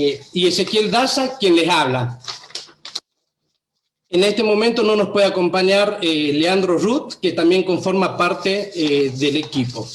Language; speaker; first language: Spanish; native; Spanish